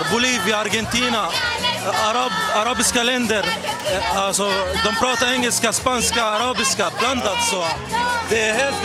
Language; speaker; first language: Swedish; non-native, fluent; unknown